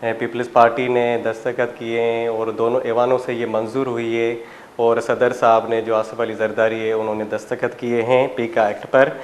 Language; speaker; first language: Urdu; non-native, local second language; Sindhi